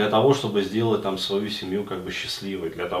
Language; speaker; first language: Russian; native; Russian